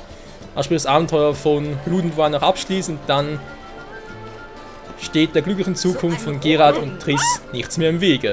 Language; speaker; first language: German; native; German